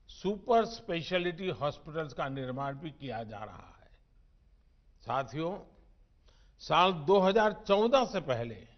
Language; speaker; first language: Hindi; non-native, local second language; Gujarati